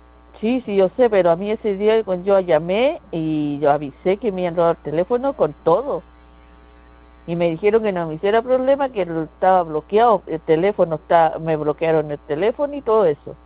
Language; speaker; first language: Spanish; native; Spanish